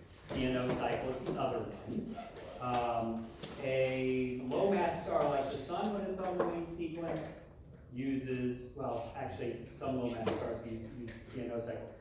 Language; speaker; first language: English; native; English